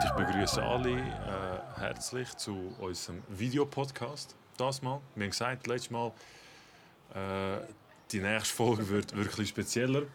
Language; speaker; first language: German; early bilingual, other home language; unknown